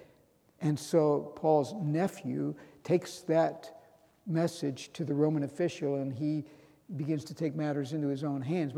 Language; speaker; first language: English; native; English